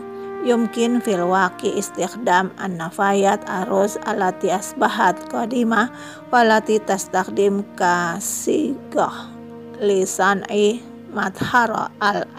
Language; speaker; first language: Arabic; non-native, fluent; Indonesian